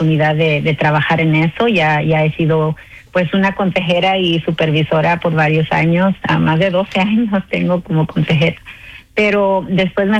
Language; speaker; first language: Spanish; early bilingual, heritage; Spanish